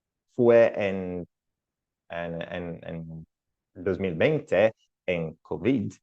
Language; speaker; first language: Spanish; non-native, learner; Italian